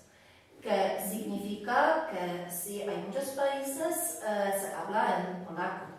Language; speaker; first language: Spanish; non-native, fluent; Polish